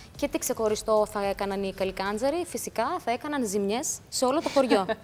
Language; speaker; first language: Greek; native; Greek